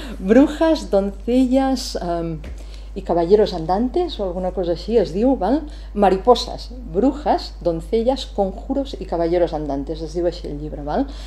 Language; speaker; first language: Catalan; native; Catalan